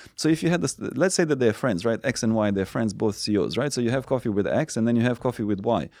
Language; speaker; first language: English; non-native, fluent; Romanian